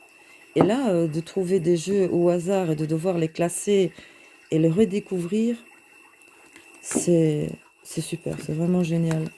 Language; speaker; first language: French; native; French